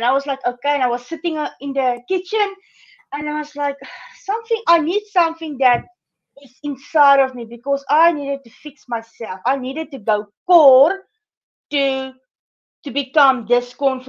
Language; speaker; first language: English; non-native, local second language; Afrikaans